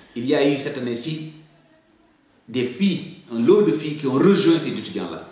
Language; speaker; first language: French; non-native, local second language; Wolof